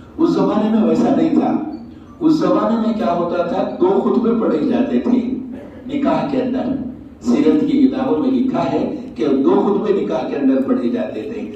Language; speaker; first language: Urdu; native; Urdu